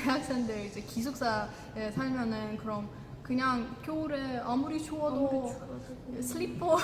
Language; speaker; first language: Korean; non-native, fluent; Ukrainian